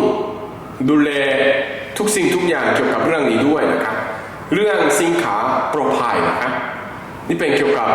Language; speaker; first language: Thai; non-native, fluent; Korean